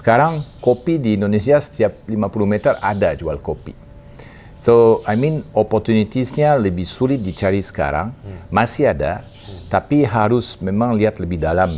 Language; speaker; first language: Indonesian; non-native, fluent; French